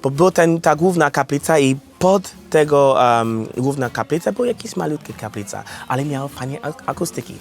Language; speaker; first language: Polish; non-native, learner; English